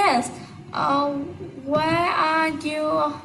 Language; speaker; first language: English; non-native, learner; Vietnamese